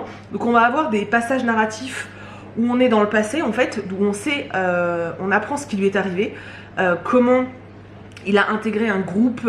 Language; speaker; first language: French; native; French